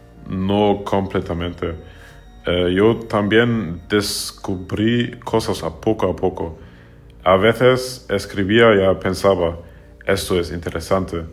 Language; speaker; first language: Spanish; non-native, learner; German